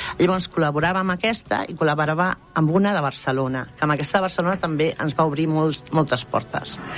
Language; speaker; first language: Catalan; non-native, local second language; Spanish